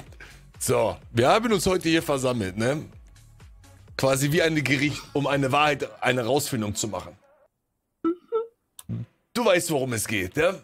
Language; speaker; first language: German; native; German